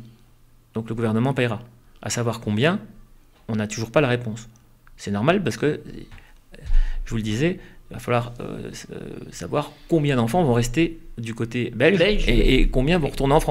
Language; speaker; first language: French; native; French